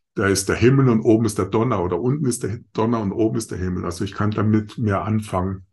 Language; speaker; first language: German; non-native, fluent; Spanish